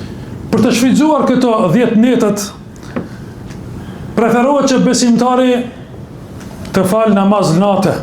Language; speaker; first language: Albanian; native; Albanian